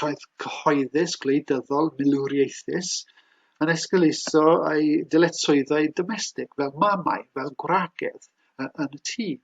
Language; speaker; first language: Welsh; native; Welsh